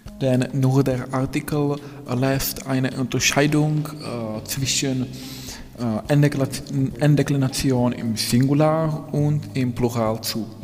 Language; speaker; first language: German; non-native, fluent; Czech